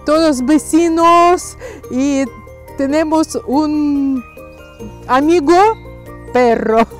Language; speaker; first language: Spanish; non-native, learner; Russian